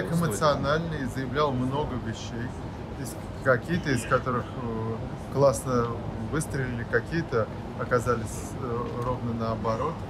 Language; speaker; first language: Russian; native; Russian